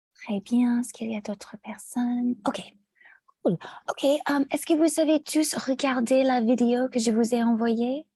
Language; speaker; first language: French; non-native, fluent; English